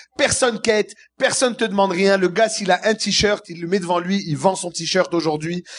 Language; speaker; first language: French; early bilingual, other home language; Arabic